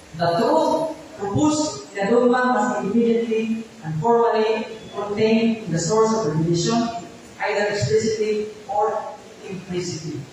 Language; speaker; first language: English; non-native, local second language; Cebuano